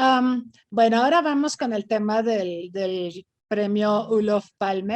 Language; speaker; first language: Spanish; native; Spanish